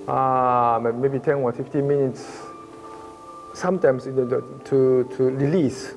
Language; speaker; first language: English; non-native, learner; Japanese